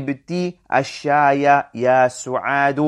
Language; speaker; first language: Arabic; non-native, fluent; English